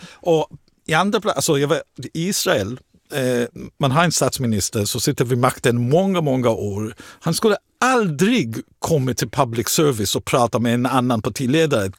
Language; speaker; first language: Swedish; non-native, fluent; Hebrew